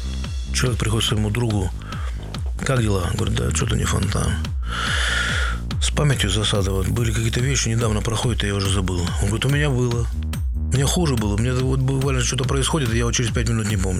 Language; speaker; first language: Russian; native; Russian